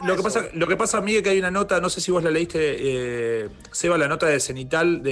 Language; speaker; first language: Spanish; native; Spanish